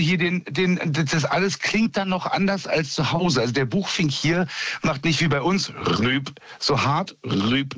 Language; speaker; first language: German; native; German